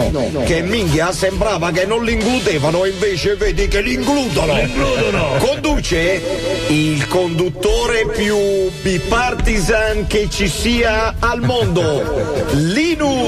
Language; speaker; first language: Italian; native; Italian